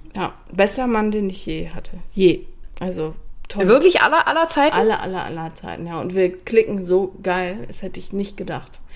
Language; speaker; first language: German; native; German